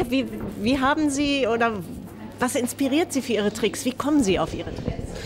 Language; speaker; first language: German; native; German